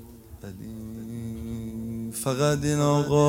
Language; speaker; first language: Persian; native; Persian